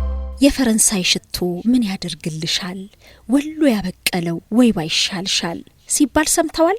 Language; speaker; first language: Amharic; native; Amharic